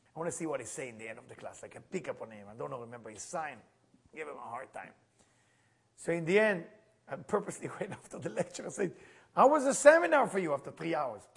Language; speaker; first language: English; non-native, fluent; Hebrew